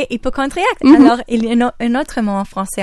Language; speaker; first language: French; non-native, local second language; English